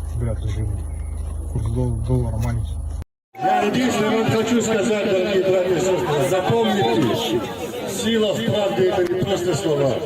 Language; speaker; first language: Russian; native; Russian